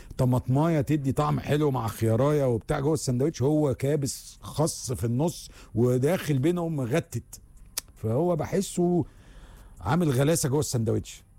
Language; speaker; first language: Egyptian Arabic; native; Egyptian Arabic